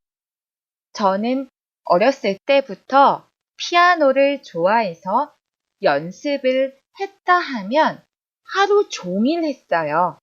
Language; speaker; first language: Korean; native; Korean